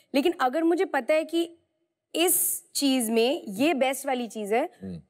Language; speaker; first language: Hindi; native; Hindi